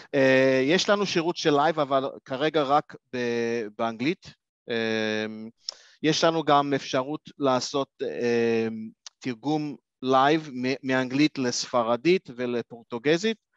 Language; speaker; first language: Hebrew; non-native, fluent; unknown